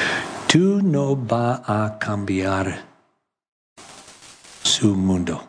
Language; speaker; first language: Spanish; non-native, learner; English